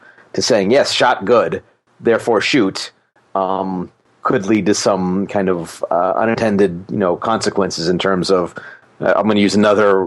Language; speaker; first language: English; native; English